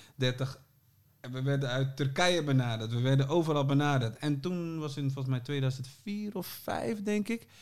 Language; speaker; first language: Dutch; native; Dutch